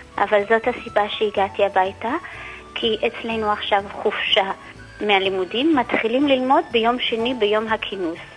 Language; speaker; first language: Hebrew; native; Hebrew